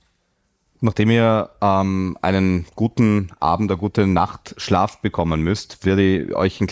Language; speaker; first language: German; native; German